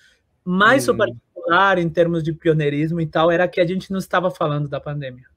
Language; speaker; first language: Portuguese; non-native, fluent; Spanish